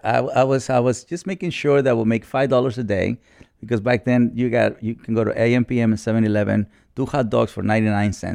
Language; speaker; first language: English; non-native, fluent; Spanish